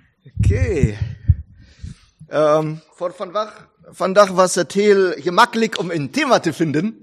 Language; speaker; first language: Dutch; non-native, fluent; German